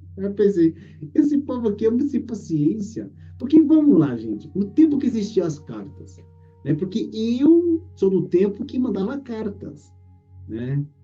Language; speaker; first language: Portuguese; native; Portuguese